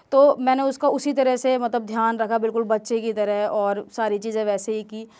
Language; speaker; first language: Hindi; native; Hindi